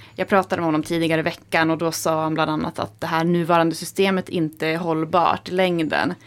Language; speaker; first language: Swedish; native; Swedish